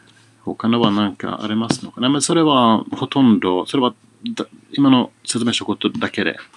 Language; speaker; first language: Japanese; non-native, fluent; Swedish